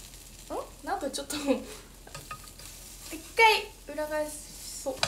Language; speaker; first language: Japanese; native; Japanese